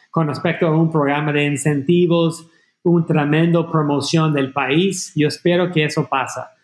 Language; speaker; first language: Spanish; non-native, fluent; English